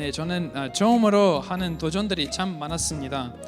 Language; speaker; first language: Korean; non-native, fluent; Russian